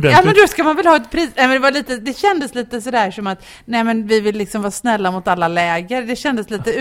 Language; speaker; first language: Swedish; native; Swedish